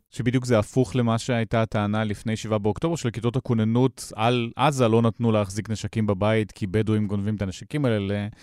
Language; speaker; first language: Hebrew; native; Hebrew